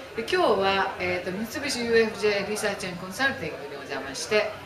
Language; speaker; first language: Japanese; native; Japanese